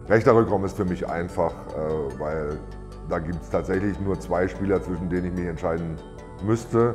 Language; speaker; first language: German; native; German